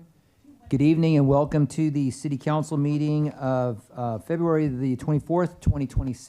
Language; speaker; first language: English; native; English